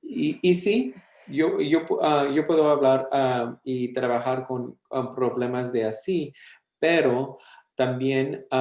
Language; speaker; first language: Spanish; early bilingual, heritage; English